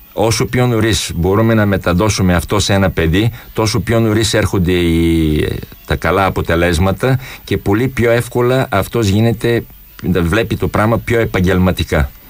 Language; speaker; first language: Greek; non-native, fluent; Polish